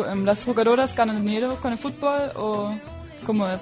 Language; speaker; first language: Spanish; non-native, fluent; German